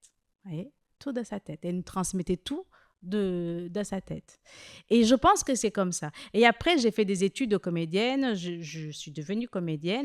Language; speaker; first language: French; non-native, local second language; Kinyarwanda